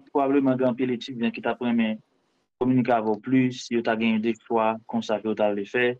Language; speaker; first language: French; non-native, local second language; Haitian Creole